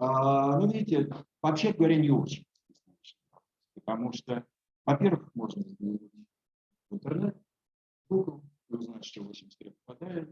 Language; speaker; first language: Russian; native; Russian